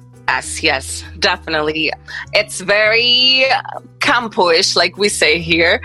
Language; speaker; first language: English; non-native, fluent; Spanish